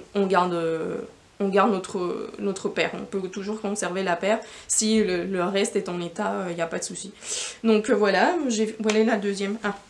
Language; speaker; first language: French; non-native, fluent; Spanish